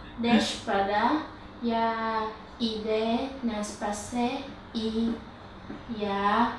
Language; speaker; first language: Polish; non-native, learner; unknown